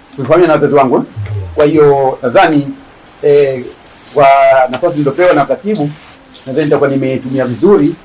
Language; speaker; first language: Swahili; native; Swahili